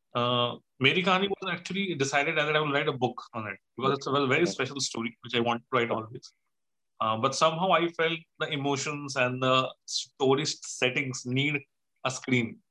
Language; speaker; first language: English; non-native, local second language; Hindi